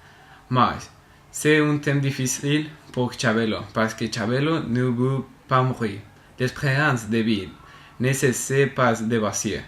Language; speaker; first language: French; non-native, learner; Spanish